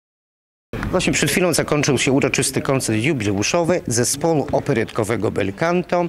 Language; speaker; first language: Polish; native; Polish